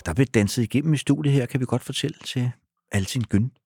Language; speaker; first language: Danish; native; Danish